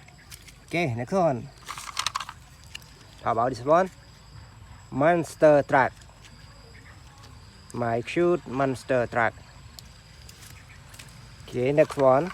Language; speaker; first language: English; non-native, local second language; Indonesian